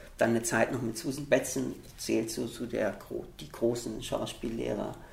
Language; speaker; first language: German; early bilingual, heritage; German